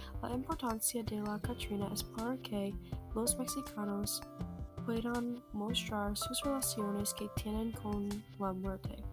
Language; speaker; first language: Spanish; non-native, learner; English